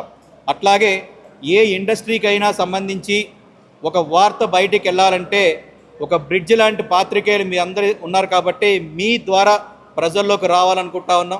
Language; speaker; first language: Telugu; native; Telugu